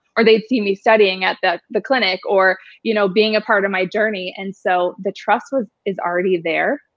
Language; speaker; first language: English; native; English